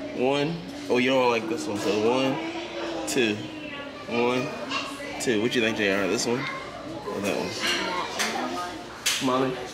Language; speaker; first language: English; native; English